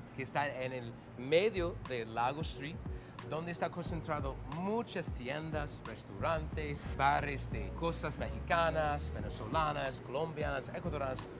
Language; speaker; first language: Spanish; non-native, fluent; English